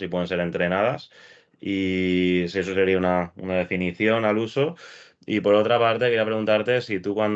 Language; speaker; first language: Spanish; native; Spanish